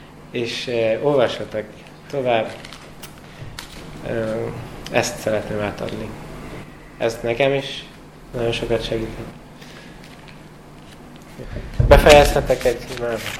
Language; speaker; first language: Hungarian; non-native, fluent; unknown